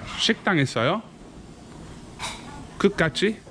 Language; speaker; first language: Korean; non-native, learner; English